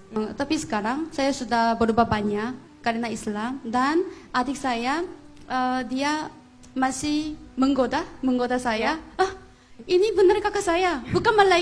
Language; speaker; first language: Indonesian; non-native, fluent; Korean